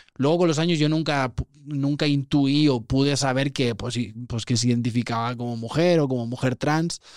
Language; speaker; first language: Spanish; native; Spanish